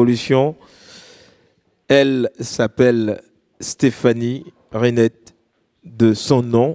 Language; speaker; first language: French; native; French